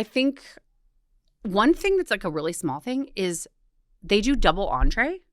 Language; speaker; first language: English; native; English